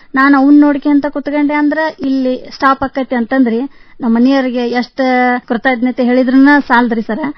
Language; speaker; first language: Kannada; native; Kannada